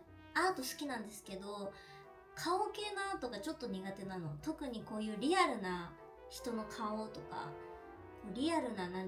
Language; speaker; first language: Japanese; native; Japanese